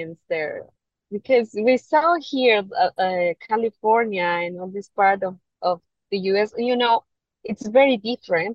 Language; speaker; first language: English; non-native, fluent; Spanish